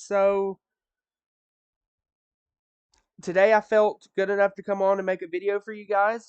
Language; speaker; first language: English; native; English